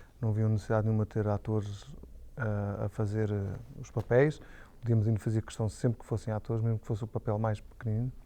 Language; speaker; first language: Portuguese; native; Portuguese